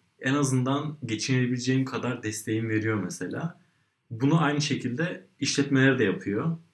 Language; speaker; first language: Turkish; native; Turkish